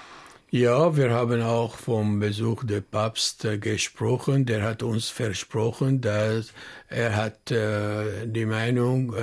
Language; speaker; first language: German; non-native, fluent; Arabic